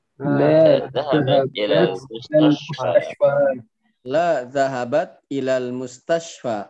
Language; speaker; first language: Arabic; non-native, learner; Indonesian